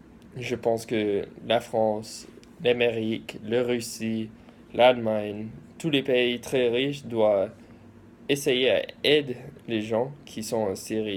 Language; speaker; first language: French; early bilingual, heritage; English